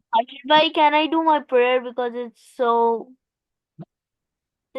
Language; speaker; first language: English; non-native, local second language; Urdu